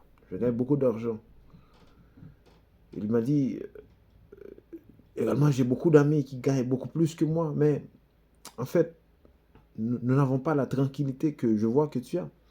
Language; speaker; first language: French; non-native, local second language; Haitian Creole